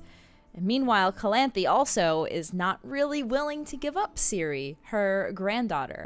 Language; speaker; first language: English; native; English